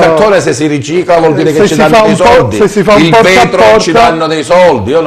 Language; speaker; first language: Italian; native; Italian